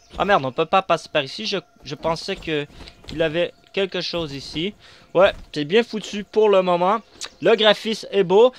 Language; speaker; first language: French; native; French